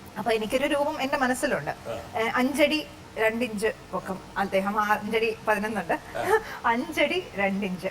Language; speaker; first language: Malayalam; native; Malayalam